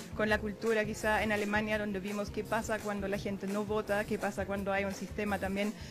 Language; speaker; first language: Spanish; non-native, fluent; German